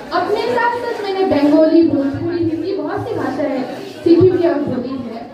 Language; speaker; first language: Hindi; non-native, local second language; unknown